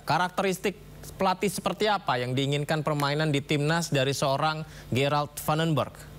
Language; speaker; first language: Indonesian; native; Indonesian